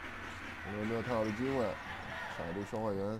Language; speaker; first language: Chinese; native; Chinese